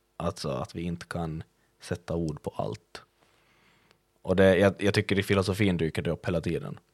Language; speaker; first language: Swedish; native; Swedish